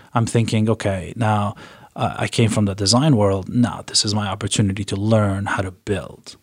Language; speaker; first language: English; early bilingual, other home language; Persian